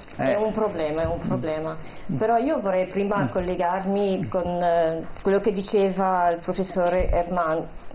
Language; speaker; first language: Italian; non-native, fluent; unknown